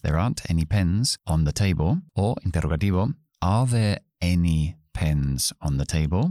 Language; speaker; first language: English; early bilingual, other home language; Spanish